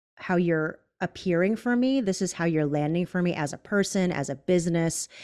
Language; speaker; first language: English; native; English